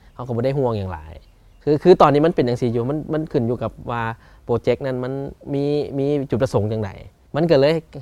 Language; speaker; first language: Lao; early bilingual, heritage; Lao